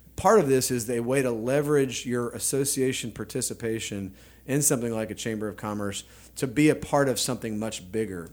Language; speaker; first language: English; native; English